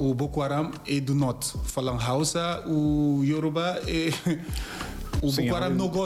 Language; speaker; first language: Portuguese; non-native, learner; Yoruba